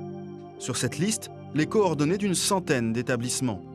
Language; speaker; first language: French; native; French